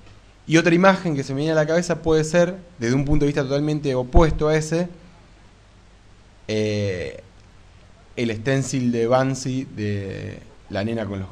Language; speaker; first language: Spanish; native; Spanish